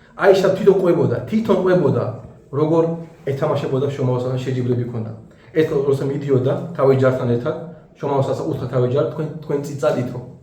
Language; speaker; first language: Georgian; non-native, local second language; Azerbaijani